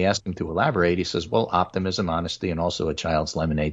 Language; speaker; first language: English; native; English